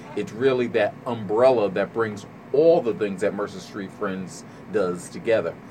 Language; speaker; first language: English; native; English